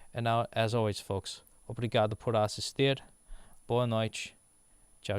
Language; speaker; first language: Portuguese; non-native, learner; English